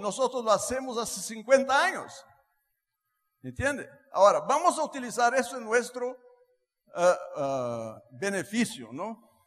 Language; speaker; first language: Spanish; non-native, fluent; Portuguese